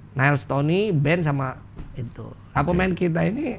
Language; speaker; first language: Indonesian; native; Indonesian